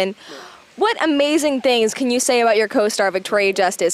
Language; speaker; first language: English; native; English